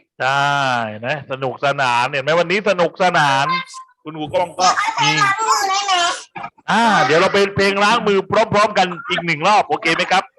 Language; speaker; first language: Thai; native; Thai